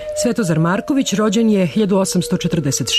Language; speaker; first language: Serbian; native; Serbian